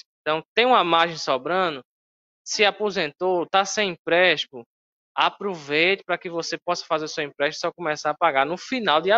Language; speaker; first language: Portuguese; native; Portuguese